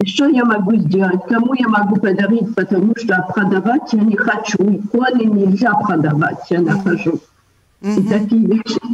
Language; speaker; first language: Russian; early bilingual, heritage; Russian